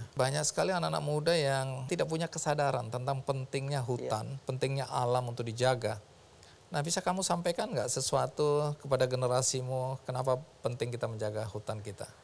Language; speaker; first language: Indonesian; native; Indonesian